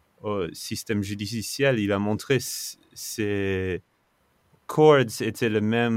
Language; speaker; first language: French; non-native, fluent; English